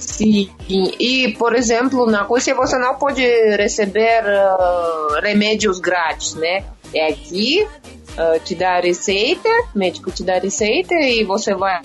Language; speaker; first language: Portuguese; non-native, learner; Russian